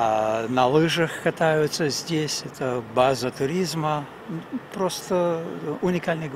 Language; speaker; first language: Russian; non-native, fluent; English